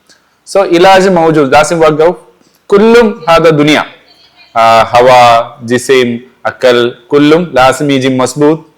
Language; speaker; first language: Arabic; non-native, learner; Malayalam